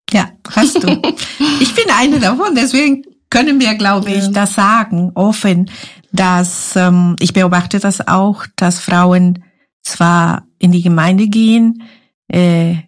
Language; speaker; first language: German; non-native, fluent; Spanish